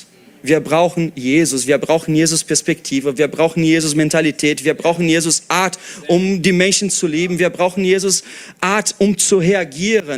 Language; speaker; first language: German; non-native, fluent; Portuguese